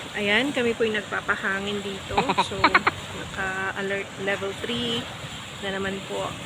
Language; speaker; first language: Filipino; non-native, local second language; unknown